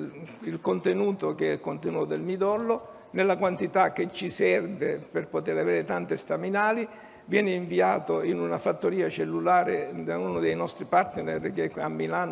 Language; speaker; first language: Italian; native; Italian